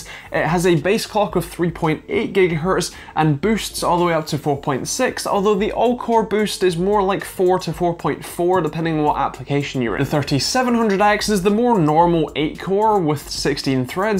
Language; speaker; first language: English; native; English